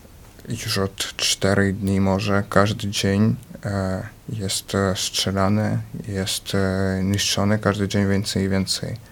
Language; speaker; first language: Polish; early bilingual, other home language; Ukrainian